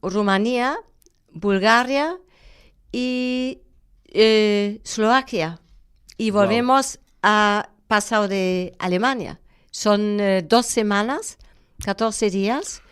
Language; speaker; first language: Spanish; non-native, fluent; German